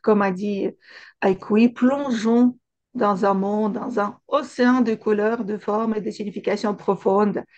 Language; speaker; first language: French; non-native, fluent; Russian